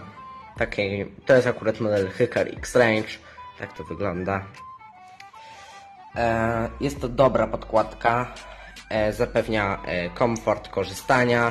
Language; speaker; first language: Polish; native; Polish